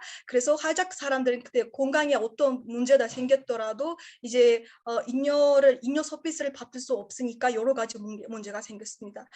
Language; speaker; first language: Korean; non-native, learner; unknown